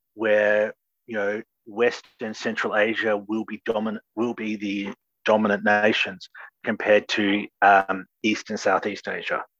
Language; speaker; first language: English; native; English